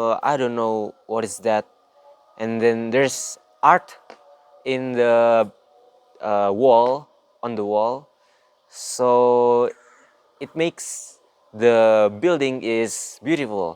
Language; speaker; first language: English; non-native, learner; Indonesian